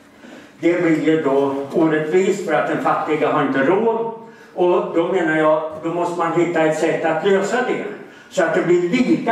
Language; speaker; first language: Swedish; native; Swedish